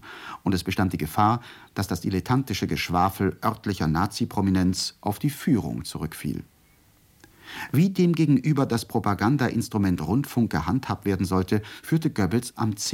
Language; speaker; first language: German; native; German